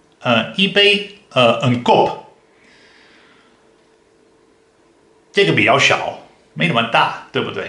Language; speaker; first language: Chinese; non-native, fluent; Dutch